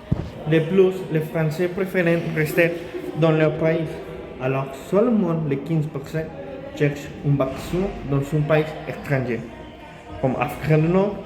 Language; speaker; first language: French; non-native, learner; Spanish